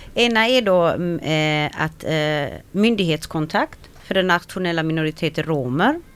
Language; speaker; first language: Swedish; early bilingual, other home language; Romany